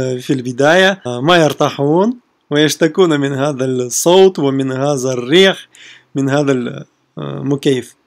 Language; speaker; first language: Arabic; non-native, fluent; Russian